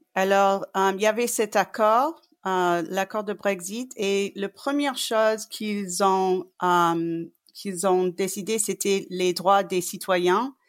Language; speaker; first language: French; non-native, fluent; English